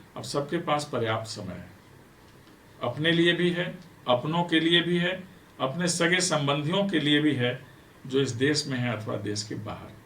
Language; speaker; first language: Hindi; native; Hindi